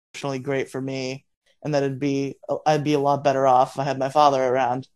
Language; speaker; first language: English; native; English